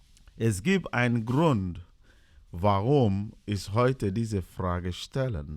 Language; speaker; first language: German; non-native, learner; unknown